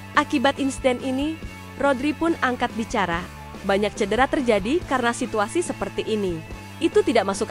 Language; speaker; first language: Indonesian; native; Indonesian